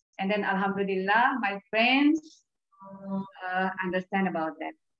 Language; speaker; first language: English; non-native, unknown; Indonesian